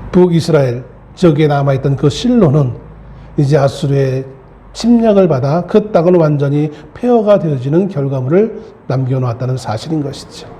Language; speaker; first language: Korean; native; Korean